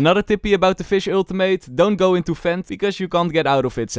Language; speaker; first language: English; non-native, fluent; Dutch